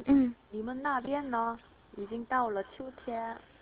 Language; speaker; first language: Chinese; non-native, learner; Korean